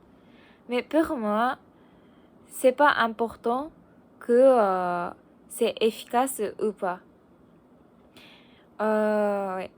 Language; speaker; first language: French; non-native, learner; Japanese